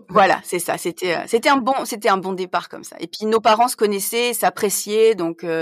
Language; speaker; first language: French; native; French